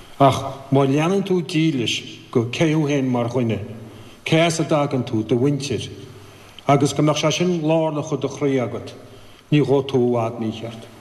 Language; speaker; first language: Irish; native; Irish